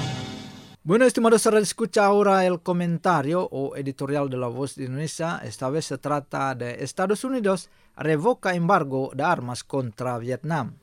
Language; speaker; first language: Spanish; non-native, fluent; Indonesian